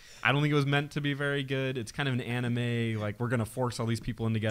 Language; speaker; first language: English; native; English